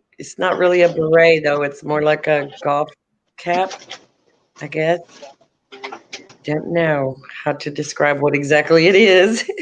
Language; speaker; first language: English; native; English